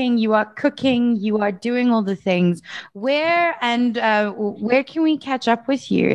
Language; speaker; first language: English; native; English